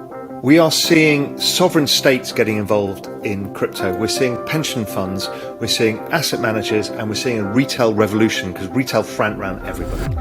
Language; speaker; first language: English; native; English